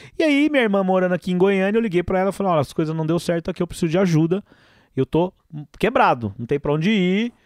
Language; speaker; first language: Portuguese; native; Portuguese